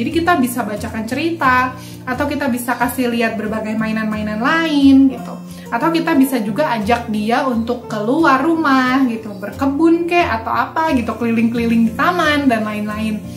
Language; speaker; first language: Indonesian; native; Indonesian